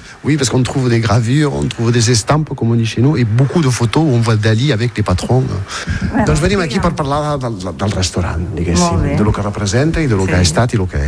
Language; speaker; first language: French; native; French